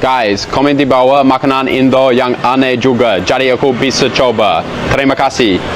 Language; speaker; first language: Indonesian; non-native, fluent; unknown